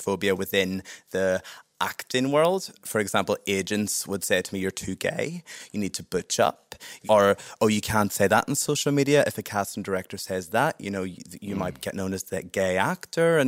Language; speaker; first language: English; native; English